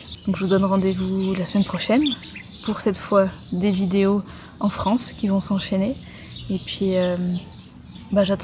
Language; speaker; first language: French; native; French